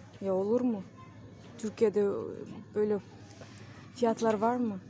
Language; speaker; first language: Turkish; non-native, learner; Kyrgyz